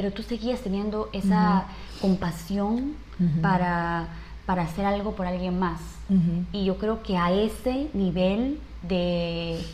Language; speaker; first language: Spanish; early bilingual, heritage; Spanish